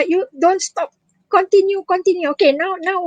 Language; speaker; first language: English; non-native, local second language; Malay